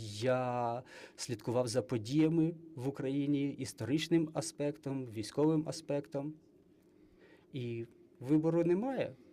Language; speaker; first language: Ukrainian; non-native, fluent; English